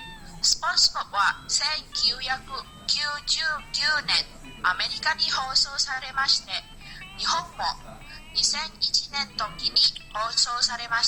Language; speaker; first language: Japanese; non-native, learner; Indonesian